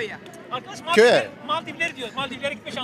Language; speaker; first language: Turkish; native; Turkish